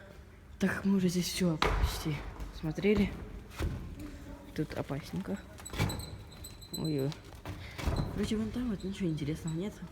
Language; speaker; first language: Russian; native; Russian